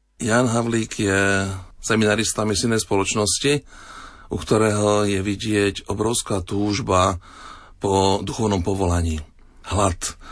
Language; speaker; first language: Slovak; native; Slovak